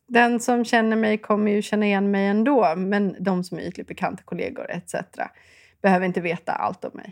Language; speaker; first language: Swedish; native; Swedish